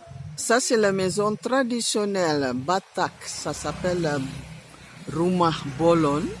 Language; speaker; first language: French; non-native, fluent; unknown